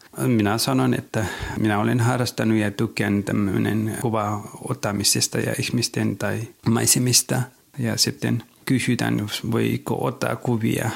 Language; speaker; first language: Finnish; non-native, learner; Nepali